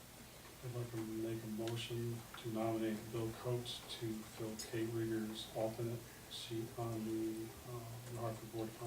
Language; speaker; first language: English; native; English